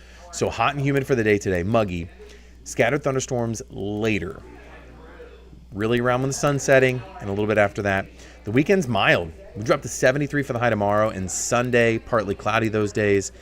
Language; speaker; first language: English; native; English